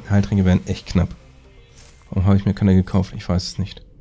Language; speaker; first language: German; native; German